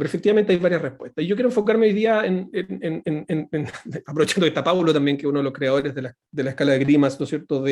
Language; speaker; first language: Spanish; native; Spanish